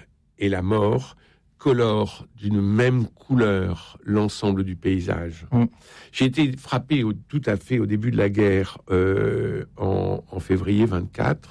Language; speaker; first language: French; native; French